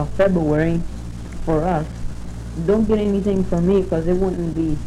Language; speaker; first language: English; early bilingual, other home language; Spanish